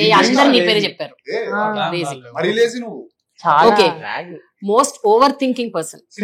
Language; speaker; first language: Telugu; native; Telugu